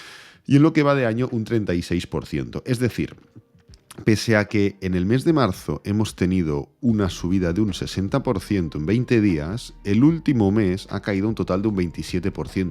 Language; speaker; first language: Spanish; native; Spanish